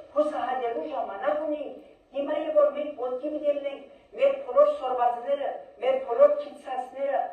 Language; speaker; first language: Armenian; early bilingual, heritage; Armenian